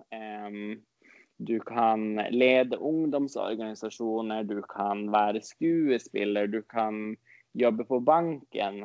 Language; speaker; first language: Norwegian; non-native, local second language; Northern Sami